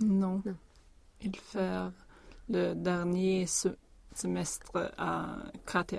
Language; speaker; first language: French; non-native, learner; Swedish